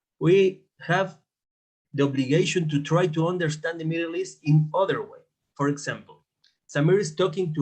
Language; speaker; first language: English; non-native, fluent; Spanish